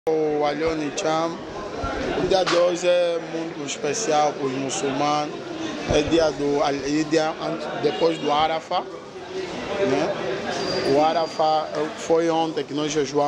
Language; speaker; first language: Portuguese; non-native, fluent; French